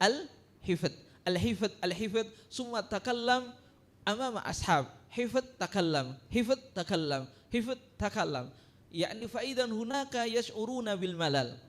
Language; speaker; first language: Arabic; non-native, fluent; Indonesian